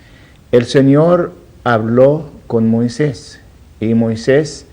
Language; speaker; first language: Spanish; non-native, learner; Arabic